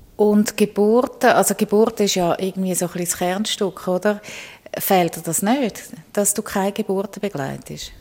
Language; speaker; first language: German; native; German